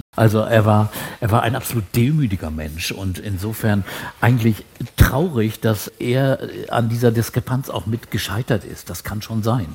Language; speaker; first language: German; native; German